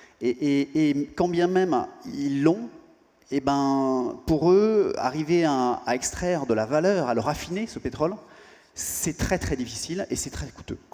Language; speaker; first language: French; native; French